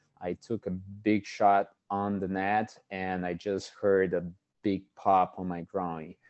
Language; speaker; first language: English; non-native, fluent; Portuguese